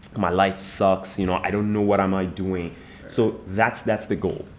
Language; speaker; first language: English; non-native, fluent; Persian